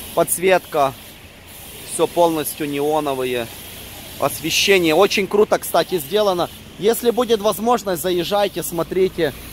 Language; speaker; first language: Russian; non-native, local second language; Ukrainian